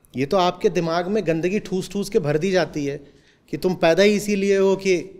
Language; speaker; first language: Hindi; native; Hindi